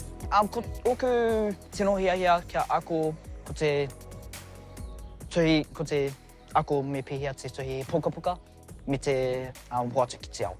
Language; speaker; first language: Māori; non-native, local second language; English